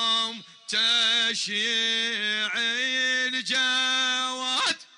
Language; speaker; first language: Arabic; native; Arabic